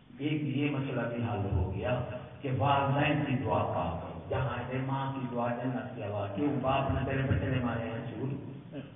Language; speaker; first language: Urdu; non-native, local second language; Punjabi